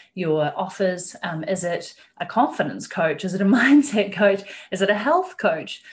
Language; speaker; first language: English; native; English